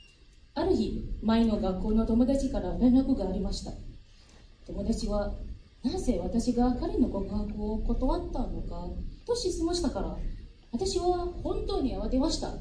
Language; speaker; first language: Japanese; non-native, fluent; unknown